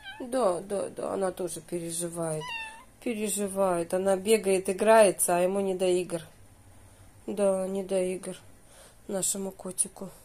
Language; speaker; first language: Russian; native; Russian